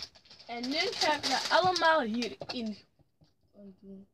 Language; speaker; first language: Dutch; early bilingual, other home language; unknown